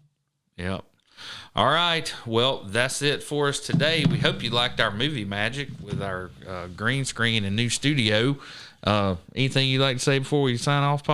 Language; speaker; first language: English; native; English